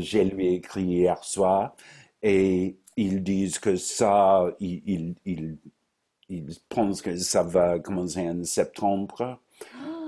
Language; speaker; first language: French; non-native, fluent; English